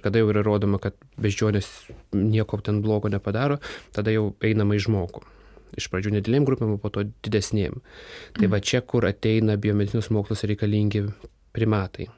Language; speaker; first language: Lithuanian; native; Lithuanian